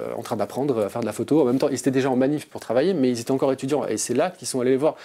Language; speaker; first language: French; native; French